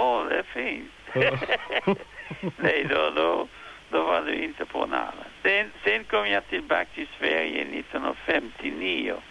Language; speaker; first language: Swedish; non-native, fluent; French